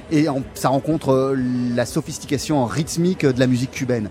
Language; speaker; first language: French; native; French